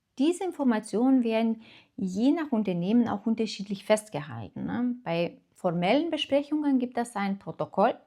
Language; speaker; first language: German; non-native, fluent; Lithuanian